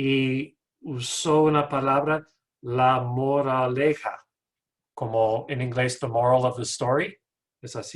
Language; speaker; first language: Spanish; non-native, fluent; English